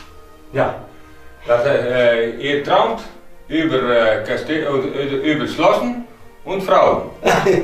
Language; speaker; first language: German; non-native, learner; Dutch